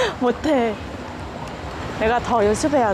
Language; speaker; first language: Korean; non-native, learner; Vietnamese